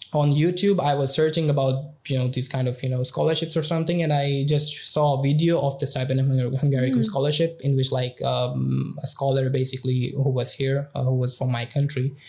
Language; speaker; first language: English; non-native, local second language; Urdu